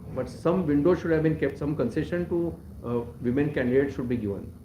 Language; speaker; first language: English; non-native, local second language; Marathi